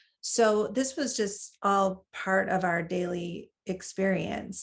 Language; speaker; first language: English; native; English